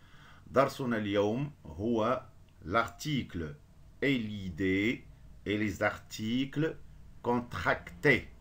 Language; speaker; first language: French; non-native, local second language; Arabic